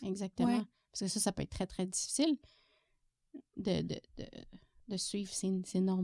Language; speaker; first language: French; native; French